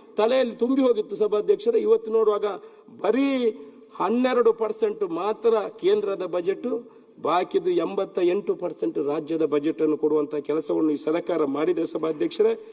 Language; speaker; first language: Kannada; non-native, local second language; Tulu